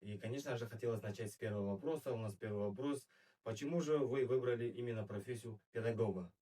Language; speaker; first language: Russian; non-native, local second language; Kazakh